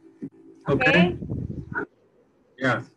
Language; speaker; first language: English; non-native, learner; Vietnamese